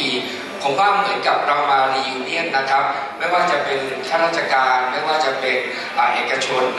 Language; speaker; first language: Thai; native; Thai